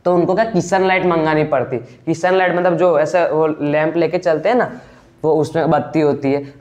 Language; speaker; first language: Hindi; non-native, local second language; Gujarati